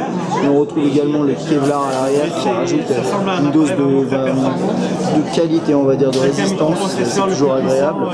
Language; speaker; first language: French; native; French